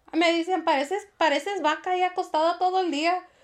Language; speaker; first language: Spanish; early bilingual, heritage; Spanish